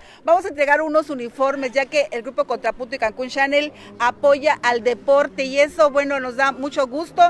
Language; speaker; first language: Spanish; native; Spanish